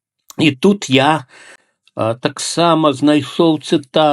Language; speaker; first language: Belarusian; native; Belarusian